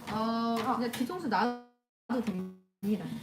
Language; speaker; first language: Korean; native; Korean